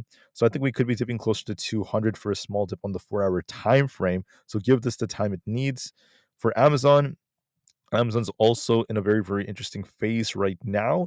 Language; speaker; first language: English; native; English